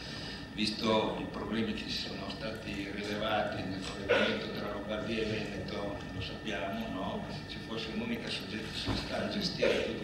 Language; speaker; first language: Italian; native; Italian